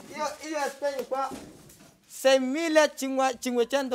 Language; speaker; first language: Italian; non-native, learner; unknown